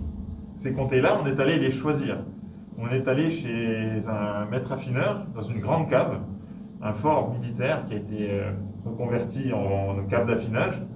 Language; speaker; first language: French; native; French